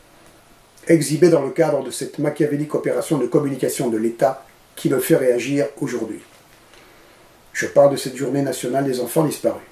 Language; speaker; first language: French; native; French